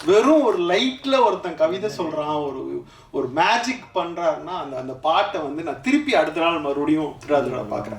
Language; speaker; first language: Tamil; native; Tamil